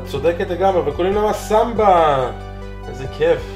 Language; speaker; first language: Hebrew; native; Hebrew